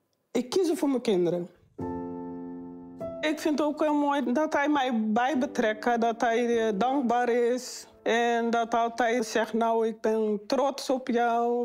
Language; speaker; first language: Dutch; non-native, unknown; Kabuverdianu